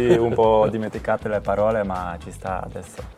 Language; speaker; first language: Italian; non-native, learner; Polish